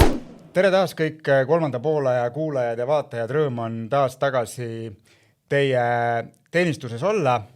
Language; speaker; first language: Estonian; native; Estonian